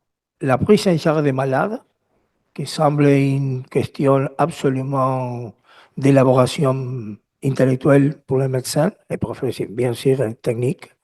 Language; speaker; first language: French; non-native, learner; Spanish